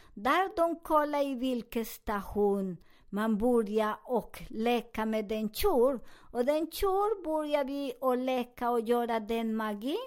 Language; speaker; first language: Swedish; non-native, fluent; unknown